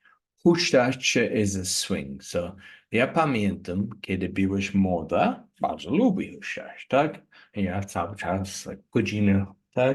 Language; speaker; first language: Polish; non-native, learner; English